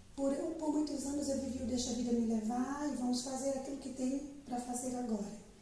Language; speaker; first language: Portuguese; native; Portuguese